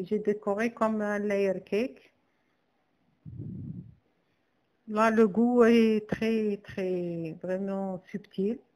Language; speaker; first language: French; non-native, local second language; Arabic